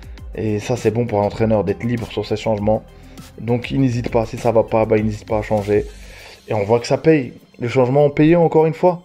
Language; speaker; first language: French; native; French